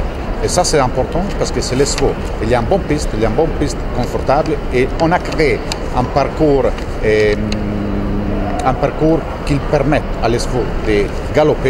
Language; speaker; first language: French; non-native, fluent; Italian